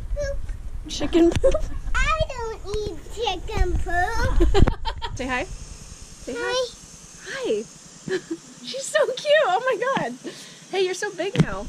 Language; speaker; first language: English; native; English